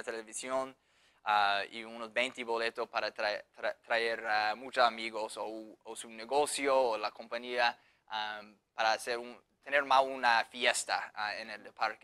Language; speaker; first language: Spanish; non-native, fluent; English